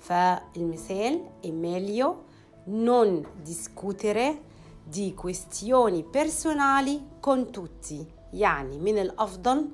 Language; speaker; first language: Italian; non-native, fluent; Arabic